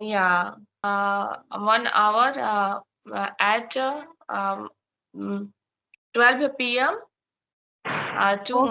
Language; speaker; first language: English; non-native, learner; Hindi